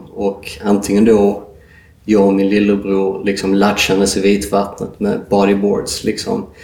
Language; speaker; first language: Swedish; native; Swedish